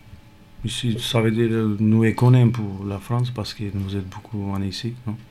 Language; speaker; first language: French; non-native, learner; Romany